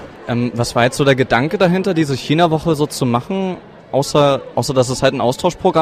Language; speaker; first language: German; native; German